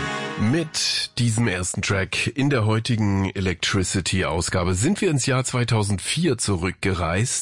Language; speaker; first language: German; native; German